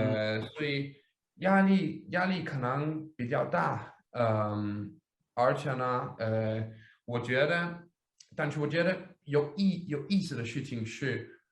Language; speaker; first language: Chinese; non-native, fluent; Danish